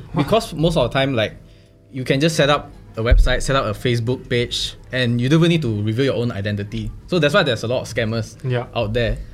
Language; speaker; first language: English; non-native, local second language; Chinese